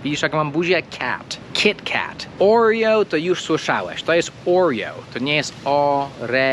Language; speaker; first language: Polish; non-native, fluent; English